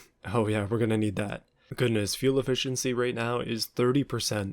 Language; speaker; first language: English; native; English